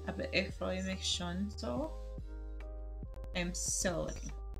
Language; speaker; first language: German; non-native, learner; Spanish